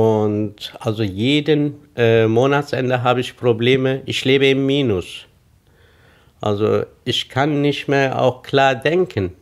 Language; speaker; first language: German; non-native, fluent; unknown